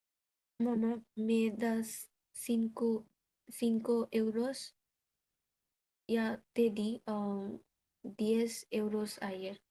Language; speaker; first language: Spanish; non-native, learner; Bangla